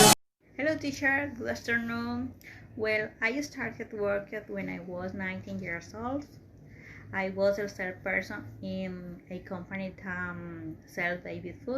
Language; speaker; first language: English; non-native, learner; Spanish